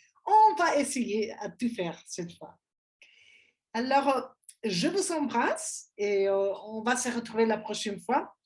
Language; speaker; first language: French; non-native, fluent; Spanish